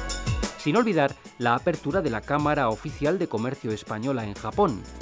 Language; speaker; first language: Spanish; native; Spanish